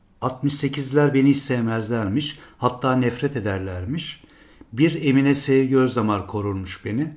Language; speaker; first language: Turkish; native; Turkish